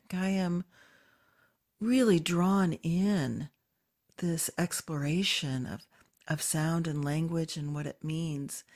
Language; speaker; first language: English; native; English